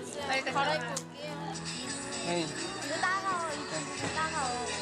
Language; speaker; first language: Korean; early bilingual, other home language; Spanish